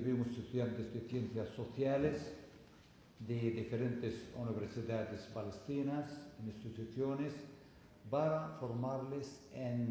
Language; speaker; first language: Spanish; non-native, fluent; Arabic